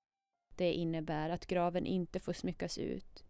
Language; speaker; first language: Swedish; native; Swedish